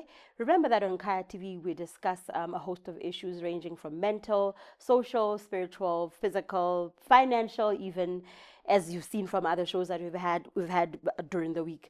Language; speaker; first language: English; non-native, local second language; Southern Sotho